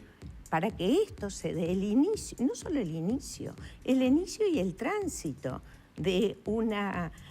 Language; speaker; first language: Spanish; native; Spanish